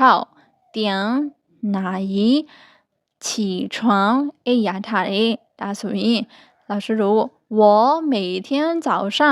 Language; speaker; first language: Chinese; non-native, fluent; Burmese